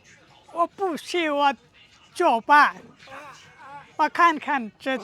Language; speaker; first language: Chinese; non-native, learner; Bangla